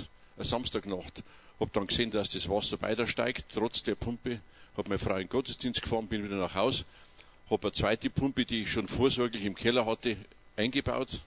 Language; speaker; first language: German; native; German